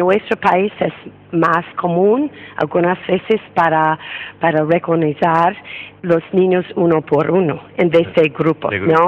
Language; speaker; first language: Spanish; non-native, fluent; English